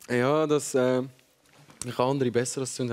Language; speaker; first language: German; early bilingual, other home language; Albanian